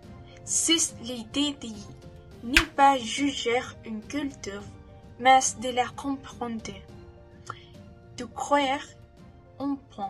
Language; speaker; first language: French; non-native, learner; Spanish